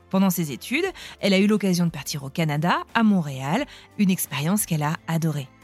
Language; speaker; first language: French; native; French